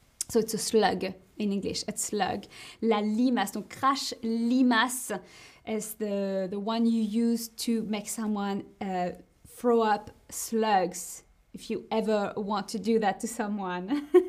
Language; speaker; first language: English; non-native, fluent; French